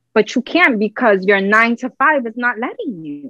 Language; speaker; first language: English; native; English